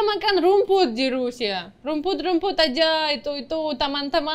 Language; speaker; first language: Indonesian; non-native, learner; Russian